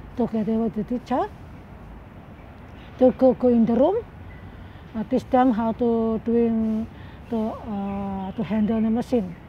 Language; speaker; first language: English; non-native, learner; Indonesian